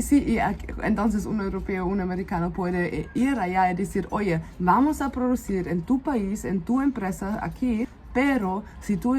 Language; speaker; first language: Spanish; non-native, fluent; German